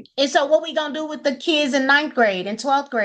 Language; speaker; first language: English; native; English